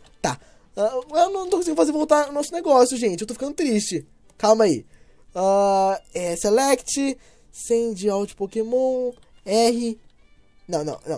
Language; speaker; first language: Portuguese; native; Portuguese